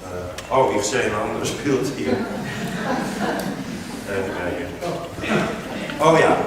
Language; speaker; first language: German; non-native, learner; Dutch